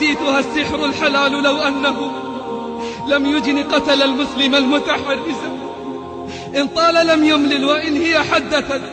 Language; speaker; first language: Arabic; native; Arabic